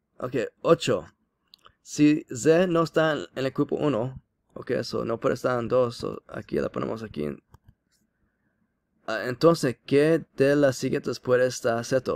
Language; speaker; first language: Spanish; non-native, learner; English